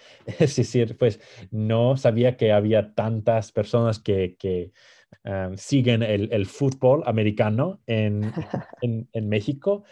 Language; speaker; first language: Spanish; non-native, fluent; English